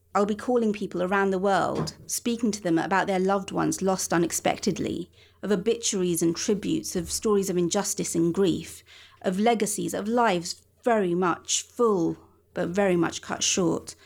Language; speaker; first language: English; native; English